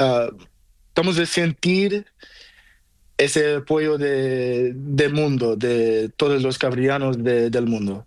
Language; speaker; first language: Spanish; non-native, learner; Portuguese